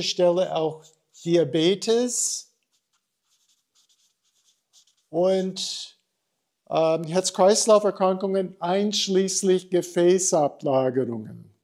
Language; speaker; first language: German; non-native, fluent; English